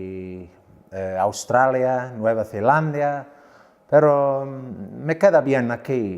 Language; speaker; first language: Spanish; non-native, learner; English